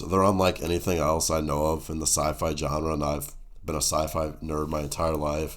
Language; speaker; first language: English; native; English